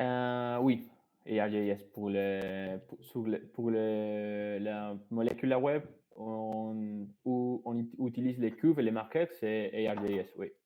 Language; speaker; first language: French; non-native, fluent; Spanish